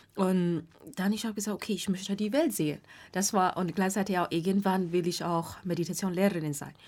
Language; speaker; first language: German; non-native, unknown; Burmese